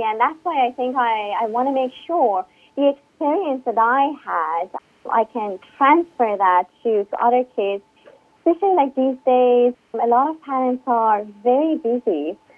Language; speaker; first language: English; non-native, fluent; Persian